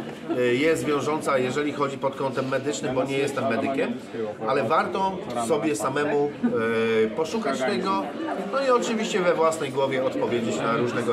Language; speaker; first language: Polish; native; Polish